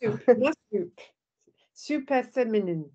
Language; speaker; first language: French; non-native, learner; English